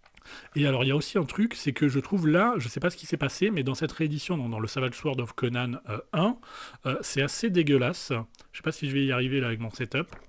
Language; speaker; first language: French; native; French